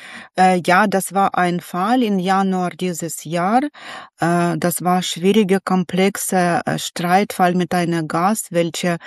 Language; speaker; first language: German; non-native, learner; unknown